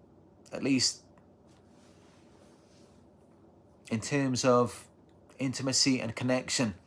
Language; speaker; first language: English; native; English